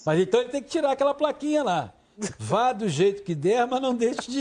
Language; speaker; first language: Portuguese; native; Portuguese